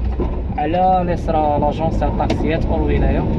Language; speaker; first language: Arabic; native; Arabic